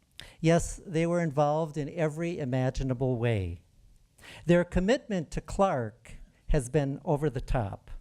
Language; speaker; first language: English; native; English